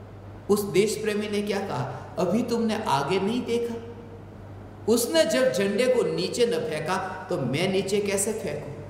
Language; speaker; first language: Hindi; non-native, local second language; Gujarati